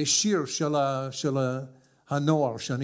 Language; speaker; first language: Hebrew; non-native, fluent; English